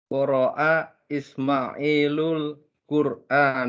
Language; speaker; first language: Arabic; non-native, learner; Indonesian